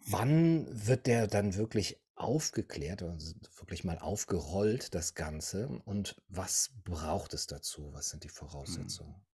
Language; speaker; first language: German; native; German